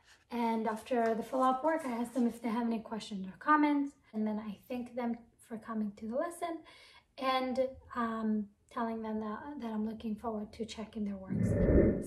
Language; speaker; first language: English; non-native, fluent; Hebrew